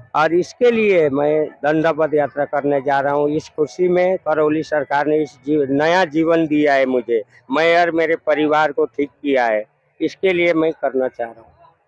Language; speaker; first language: Hindi; non-native, fluent; Nepali